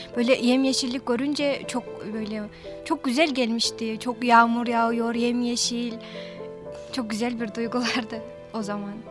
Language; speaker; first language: Turkish; non-native, fluent; Kyrgyz